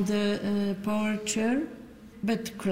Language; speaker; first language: English; non-native, learner; Polish